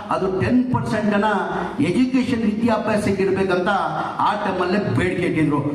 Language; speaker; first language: Kannada; non-native, local second language; Urdu